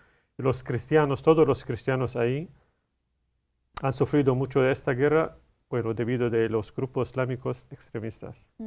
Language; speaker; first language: Spanish; non-native, learner; Arabic